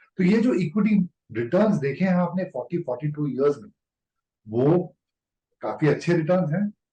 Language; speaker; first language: Hindi; native; Hindi